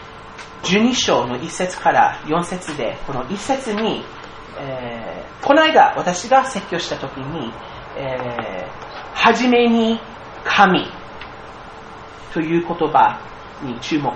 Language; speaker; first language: Japanese; non-native, fluent; English